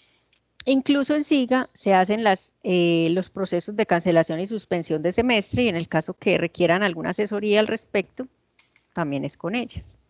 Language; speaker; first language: Spanish; native; Spanish